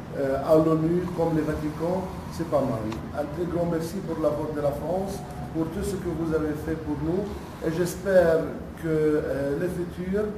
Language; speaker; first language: French; non-native, local second language; Arabic